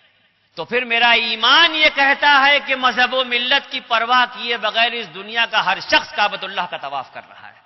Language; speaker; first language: Urdu; native; Urdu